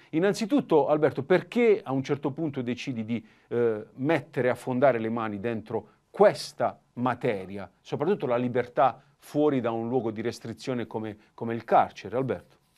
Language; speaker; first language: Italian; native; Italian